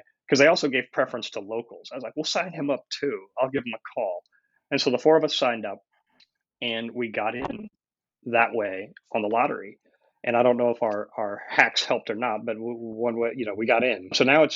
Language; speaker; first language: English; native; English